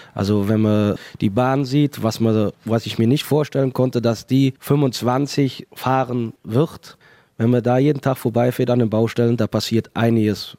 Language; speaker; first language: German; native; German